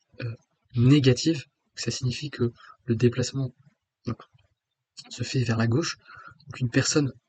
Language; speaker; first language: French; native; French